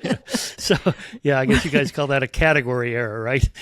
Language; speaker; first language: English; native; English